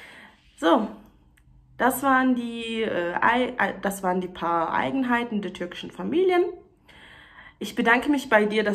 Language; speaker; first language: German; early bilingual, other home language; Turkish